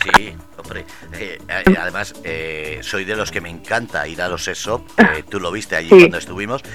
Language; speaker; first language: Spanish; native; Spanish